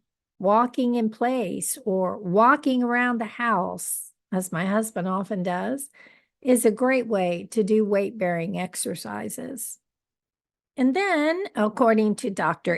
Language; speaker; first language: English; native; English